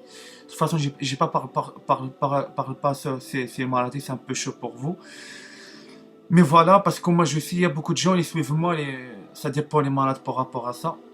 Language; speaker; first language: French; non-native, learner; Arabic